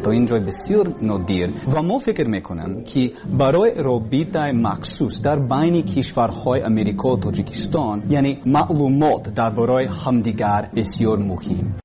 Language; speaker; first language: Persian; non-native, learner; English